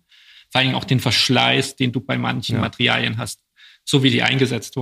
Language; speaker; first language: German; native; German